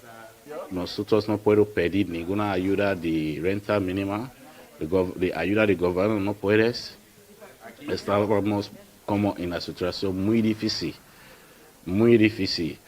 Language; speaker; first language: Spanish; non-native, learner; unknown